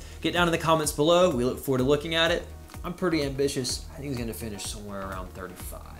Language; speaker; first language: English; native; English